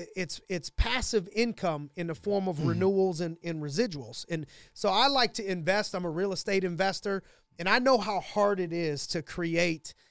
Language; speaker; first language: English; native; English